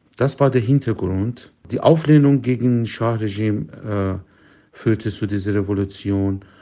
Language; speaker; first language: German; non-native, fluent; Persian